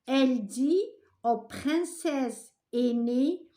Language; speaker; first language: French; non-native, local second language; Arabic